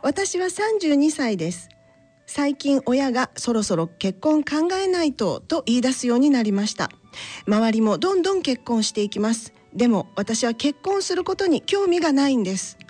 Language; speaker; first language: Japanese; native; Japanese